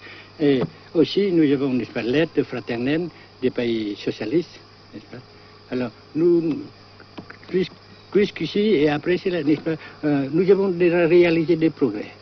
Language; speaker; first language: French; non-native, fluent; Vietnamese